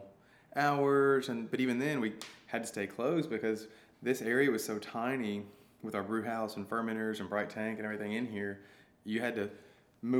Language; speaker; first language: English; native; English